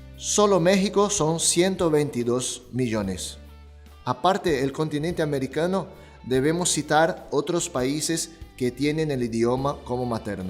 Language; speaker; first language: Spanish; non-native, fluent; Portuguese